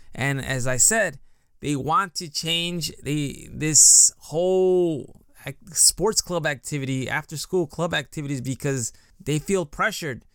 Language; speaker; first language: English; native; English